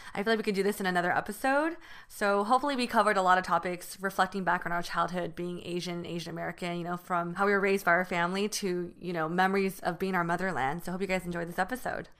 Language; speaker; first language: English; early bilingual, other home language; Chinese